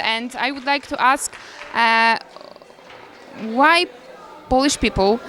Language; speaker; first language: English; non-native, learner; Polish